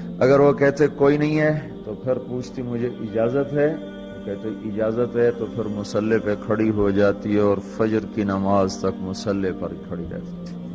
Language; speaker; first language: Urdu; non-native, local second language; Punjabi